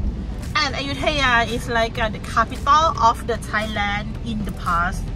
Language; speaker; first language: English; non-native, learner; Thai